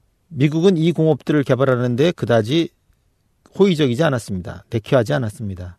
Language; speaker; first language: Korean; native; Korean